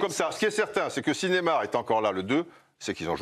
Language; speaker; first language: French; native; French